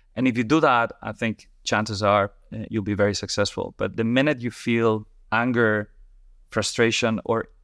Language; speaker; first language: English; non-native, fluent; Spanish